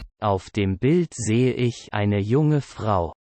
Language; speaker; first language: German; non-native, learner; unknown